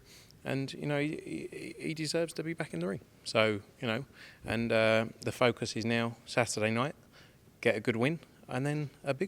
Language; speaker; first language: English; native; English